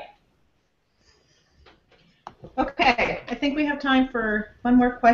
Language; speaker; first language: English; native; English